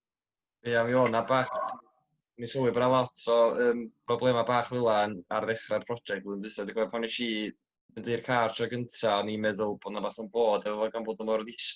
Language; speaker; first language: Welsh; native; Welsh